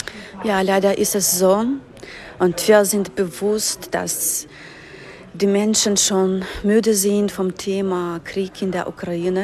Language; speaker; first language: German; non-native, fluent; Ukrainian